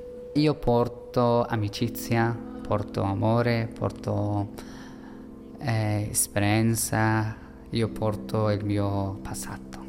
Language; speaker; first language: Italian; non-native, learner; Persian